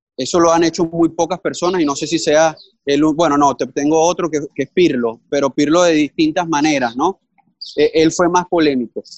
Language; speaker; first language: Spanish; native; Spanish